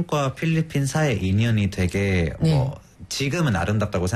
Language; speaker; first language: Korean; non-native, fluent; Spanish